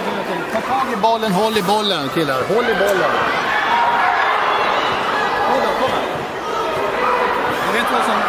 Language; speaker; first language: Swedish; native; Swedish